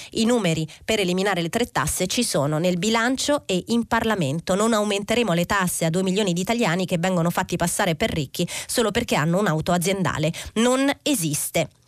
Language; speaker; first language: Italian; native; Italian